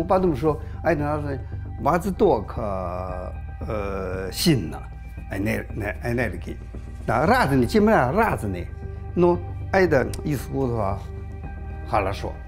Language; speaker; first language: Russian; non-native, learner; Chinese